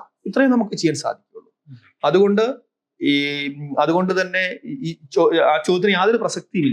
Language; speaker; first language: Malayalam; native; Malayalam